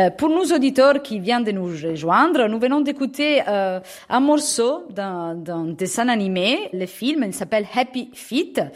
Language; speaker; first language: French; non-native, fluent; Italian